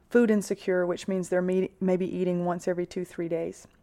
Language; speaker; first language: English; native; English